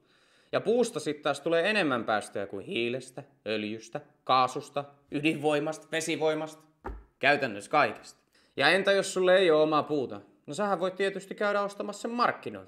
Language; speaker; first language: Finnish; native; Finnish